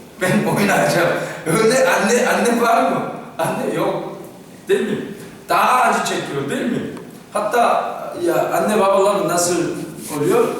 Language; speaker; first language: Turkish; non-native, fluent; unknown